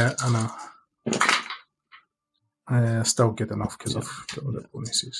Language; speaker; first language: English; native; English